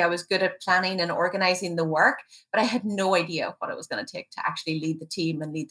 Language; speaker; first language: English; native; English